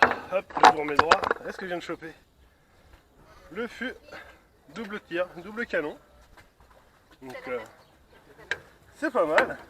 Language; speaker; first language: French; native; French